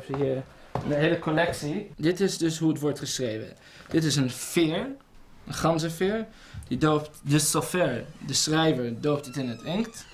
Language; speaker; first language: Dutch; native; Dutch